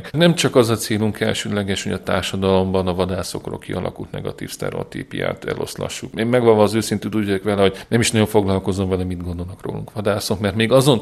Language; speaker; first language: Hungarian; native; Hungarian